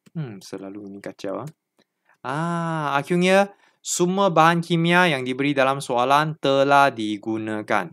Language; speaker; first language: Malay; non-native, local second language; Chinese